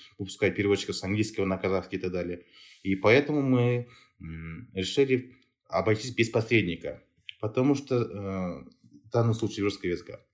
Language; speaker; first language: Russian; non-native, local second language; Kazakh